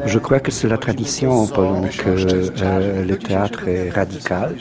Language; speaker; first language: French; non-native, fluent; Polish